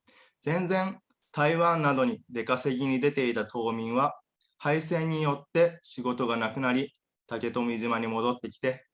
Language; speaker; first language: Japanese; native; Japanese